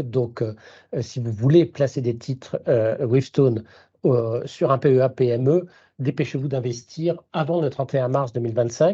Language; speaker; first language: French; native; French